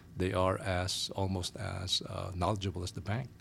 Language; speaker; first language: English; non-native, local second language; Filipino